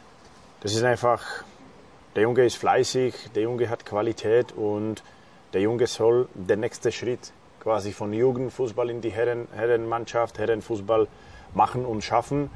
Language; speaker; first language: German; non-native, fluent; Slovak